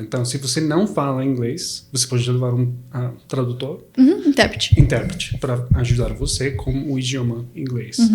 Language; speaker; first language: Portuguese; non-native, fluent; Spanish